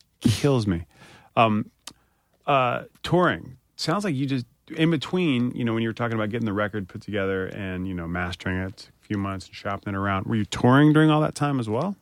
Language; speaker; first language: English; native; English